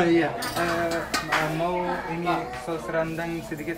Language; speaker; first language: Indonesian; non-native, learner; Arabic